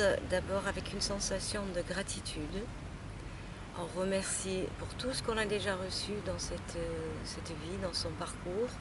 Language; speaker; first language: French; non-native, fluent; English